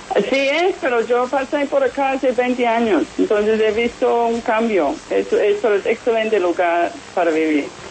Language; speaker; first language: Spanish; non-native, fluent; English